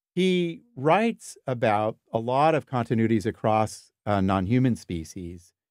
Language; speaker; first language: English; native; English